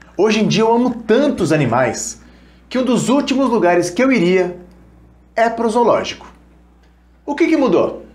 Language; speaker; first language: Portuguese; early bilingual, other home language; Spanish